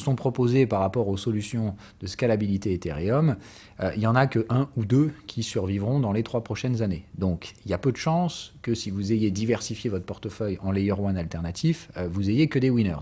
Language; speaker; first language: French; native; French